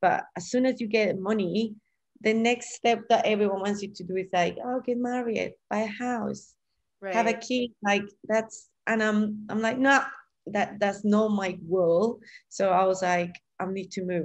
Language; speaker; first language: English; non-native, fluent; Spanish